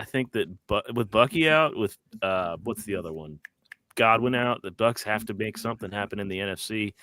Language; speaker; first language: English; native; English